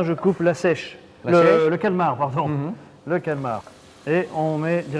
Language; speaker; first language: French; native; French